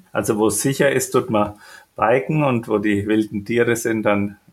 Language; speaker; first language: German; native; German